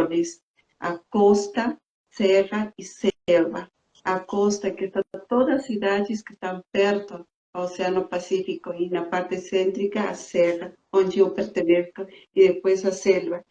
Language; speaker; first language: Portuguese; non-native, fluent; Spanish